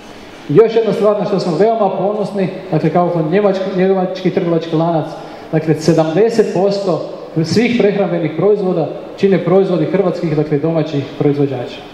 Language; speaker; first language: Croatian; native; Croatian